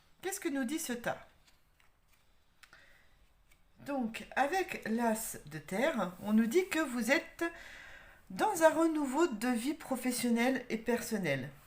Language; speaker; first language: French; native; French